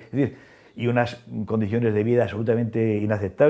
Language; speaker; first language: Spanish; native; Spanish